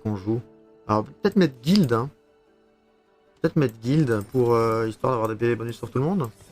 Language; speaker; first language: French; native; French